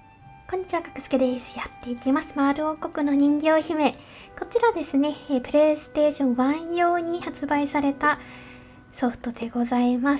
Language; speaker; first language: Japanese; native; Japanese